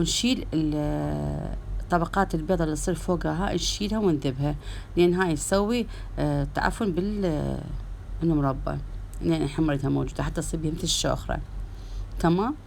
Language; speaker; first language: Arabic; native; Arabic